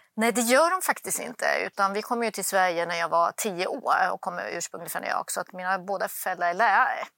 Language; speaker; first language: Swedish; early bilingual, other home language; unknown